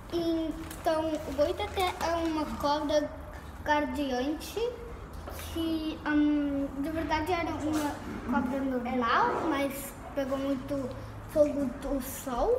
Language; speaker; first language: Portuguese; early bilingual, heritage; Portuguese